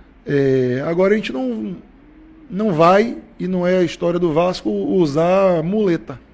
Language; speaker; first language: Portuguese; native; Portuguese